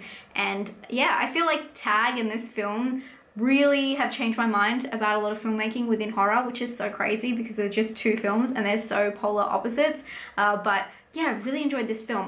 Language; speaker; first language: English; native; English